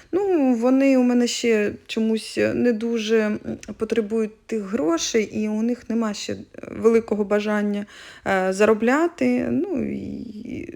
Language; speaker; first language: Ukrainian; native; Ukrainian